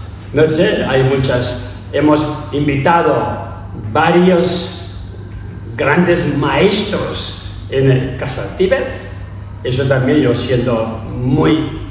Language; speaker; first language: Spanish; non-native, learner; Tibetan